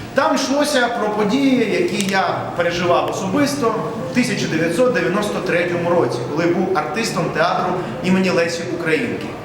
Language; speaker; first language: Ukrainian; non-native, local second language; Russian